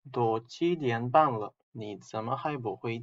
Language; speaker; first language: Chinese; non-native, fluent; Uzbek